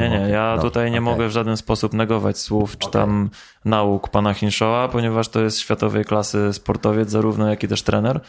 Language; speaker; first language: Polish; native; Polish